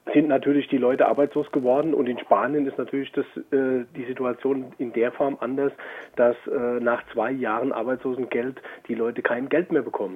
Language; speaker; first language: German; native; German